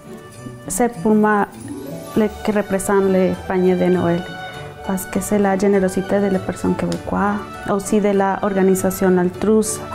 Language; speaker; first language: French; non-native, learner; Spanish